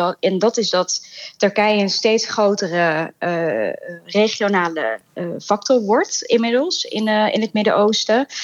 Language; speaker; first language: Dutch; early bilingual, other home language; Turkish